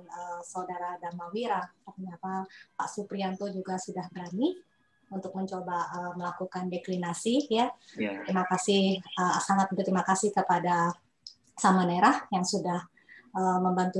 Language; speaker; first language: Indonesian; native; Indonesian